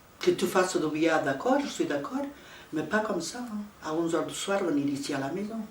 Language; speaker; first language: French; non-native, fluent; Portuguese